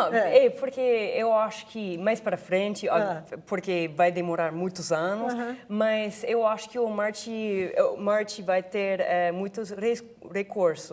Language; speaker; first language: Portuguese; non-native, fluent; English